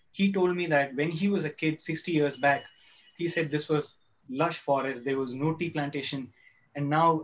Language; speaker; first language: English; non-native, local second language; Kannada